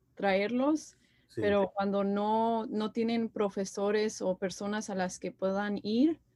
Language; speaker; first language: Spanish; early bilingual, heritage; Spanish